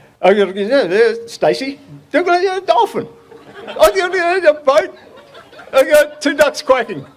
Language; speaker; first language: English; native; English